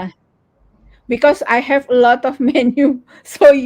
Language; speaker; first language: English; non-native, learner; Indonesian